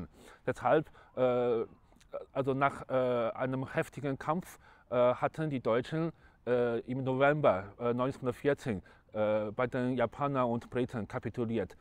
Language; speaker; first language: German; non-native, fluent; Chinese